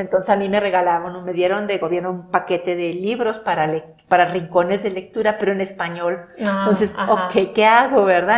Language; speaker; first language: Spanish; non-native, local second language; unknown